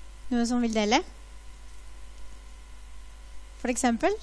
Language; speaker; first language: Norwegian; non-native, fluent; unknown